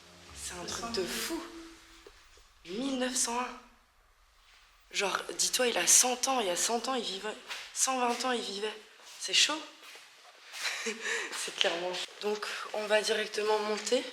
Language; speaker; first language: French; native; French